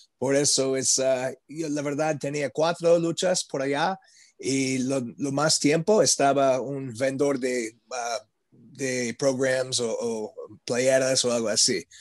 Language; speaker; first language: Spanish; non-native, learner; English